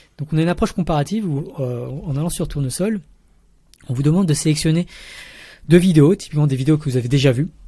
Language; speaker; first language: French; early bilingual, other home language; Vietnamese